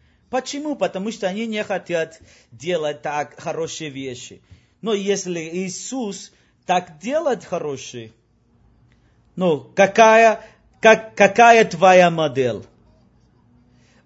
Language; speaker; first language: Russian; non-native, learner; Spanish